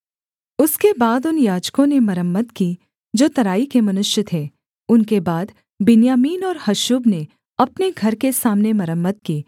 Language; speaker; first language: Hindi; native; Hindi